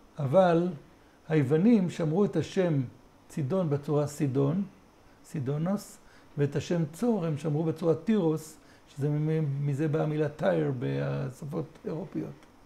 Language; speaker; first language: Hebrew; native; Hebrew